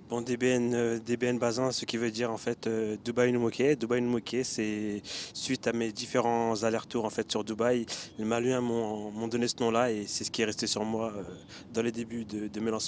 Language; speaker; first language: French; early bilingual, other home language; Bambara